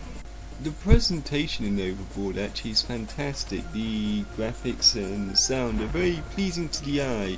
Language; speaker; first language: English; native; English